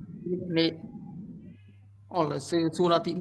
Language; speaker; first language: Chinese; non-native, learner; Khmer